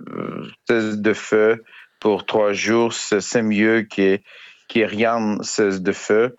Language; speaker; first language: French; non-native, fluent; Ukrainian